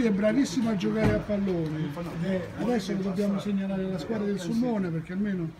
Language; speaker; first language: Italian; native; Italian